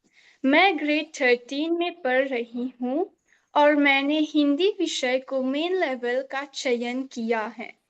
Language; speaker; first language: Hindi; non-native, local second language; Morisyen